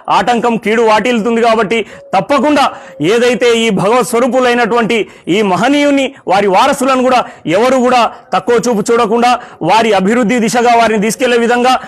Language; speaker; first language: Telugu; non-native, local second language; Lambadi